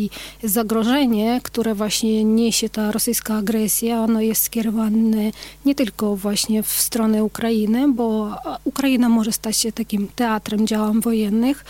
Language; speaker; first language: Polish; non-native, fluent; Ukrainian